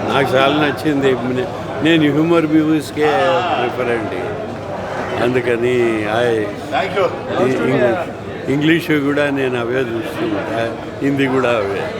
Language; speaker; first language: Telugu; native; Telugu